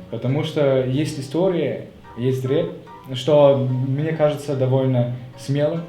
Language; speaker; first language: Russian; non-native, fluent; German